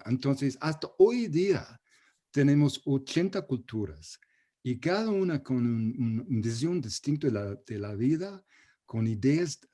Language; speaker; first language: Spanish; non-native, fluent; English